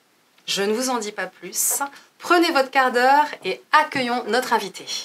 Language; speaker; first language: French; native; French